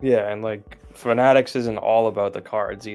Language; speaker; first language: English; native; English